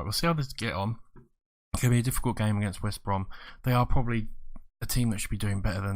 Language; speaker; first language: English; native; English